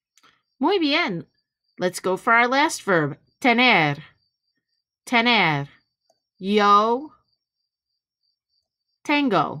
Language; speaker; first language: Spanish; non-native, fluent; English